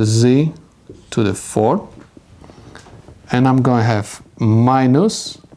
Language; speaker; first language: English; non-native, fluent; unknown